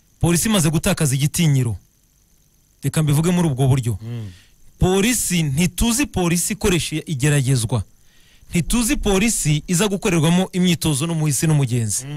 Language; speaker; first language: Kinyarwanda; native; Kinyarwanda